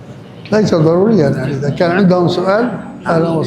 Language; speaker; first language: Arabic; native; Arabic